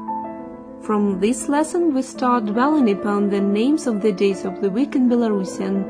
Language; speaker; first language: English; non-native, fluent; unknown